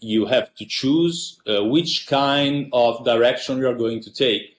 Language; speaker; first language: English; non-native, fluent; Italian